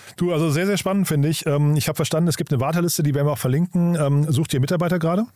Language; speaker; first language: German; native; German